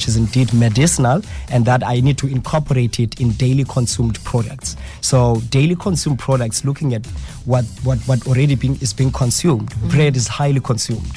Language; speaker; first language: English; non-native, local second language; Xhosa